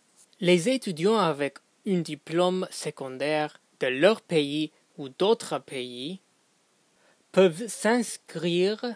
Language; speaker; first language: French; non-native, fluent; English